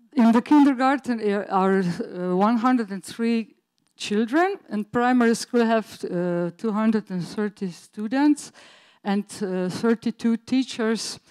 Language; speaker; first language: English; non-native, learner; Slovenian